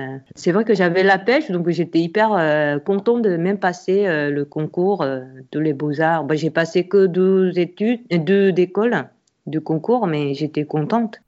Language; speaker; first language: French; non-native, fluent; Korean